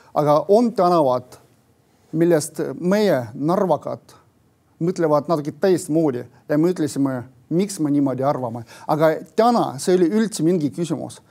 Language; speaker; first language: Estonian; non-native, local second language; Russian